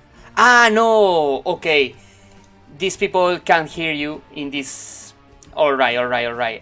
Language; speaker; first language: English; non-native, learner; Spanish